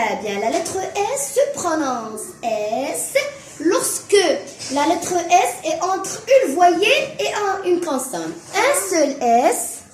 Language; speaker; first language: French; non-native, local second language; Arabic